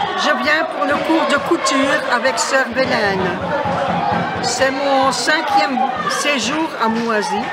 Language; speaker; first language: French; non-native, local second language; Kinyarwanda